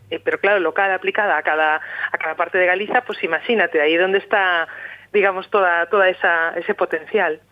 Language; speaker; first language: Galician; native; Galician